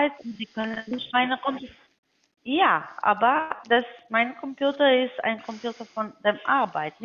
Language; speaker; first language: German; non-native, learner; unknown